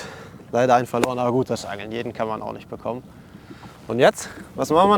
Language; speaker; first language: German; native; German